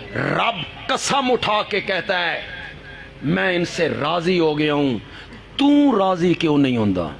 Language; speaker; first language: Urdu; non-native, local second language; Punjabi